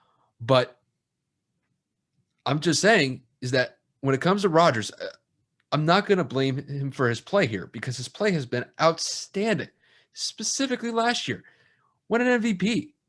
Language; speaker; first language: English; native; English